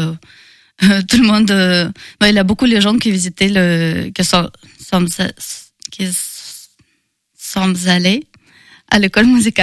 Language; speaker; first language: French; non-native, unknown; Russian